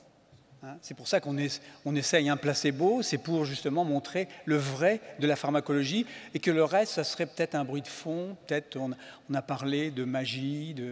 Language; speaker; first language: French; native; French